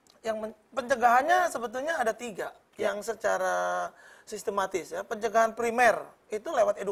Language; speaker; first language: Indonesian; native; Indonesian